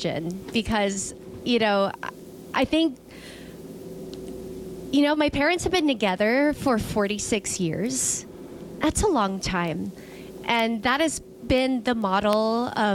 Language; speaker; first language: English; native; English